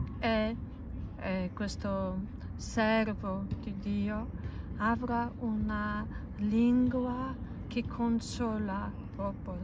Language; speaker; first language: Italian; non-native, learner; Polish